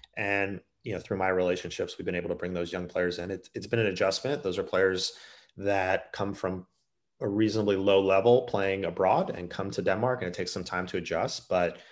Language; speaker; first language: English; native; English